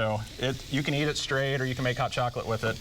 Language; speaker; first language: English; native; English